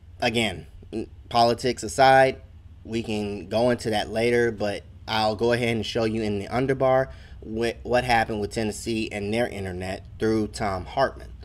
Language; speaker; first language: English; native; English